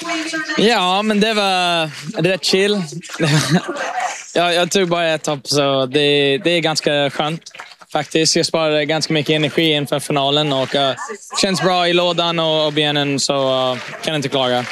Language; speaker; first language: Swedish; early bilingual, heritage; English